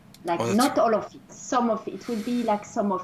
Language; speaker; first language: English; non-native, fluent; French